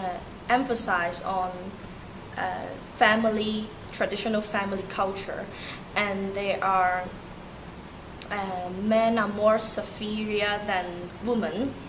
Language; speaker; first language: English; early bilingual, other home language; Turkish